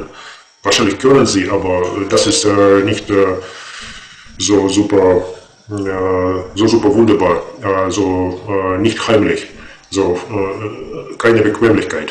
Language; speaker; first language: German; non-native, fluent; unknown